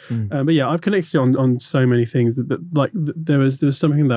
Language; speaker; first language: English; native; English